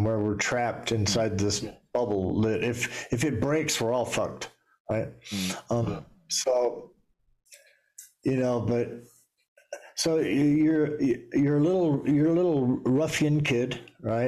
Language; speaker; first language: English; native; English